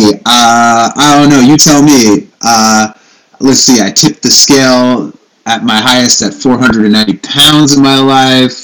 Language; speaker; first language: English; native; English